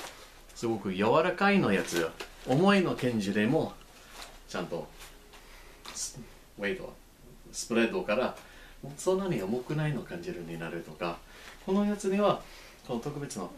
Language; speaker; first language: Japanese; non-native, learner; English